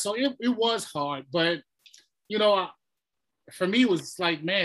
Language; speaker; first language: English; early bilingual, other home language; Tongan